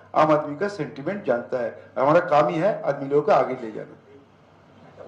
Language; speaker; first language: Hindi; non-native, local second language; Bangla